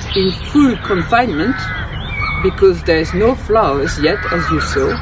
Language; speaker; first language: English; non-native, fluent; French